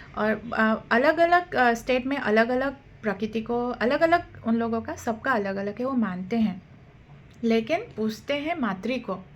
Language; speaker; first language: Hindi; non-native, local second language; Assamese